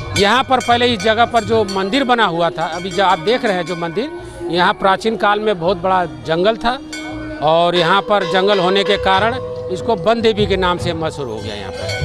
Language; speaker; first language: Hindi; native; Hindi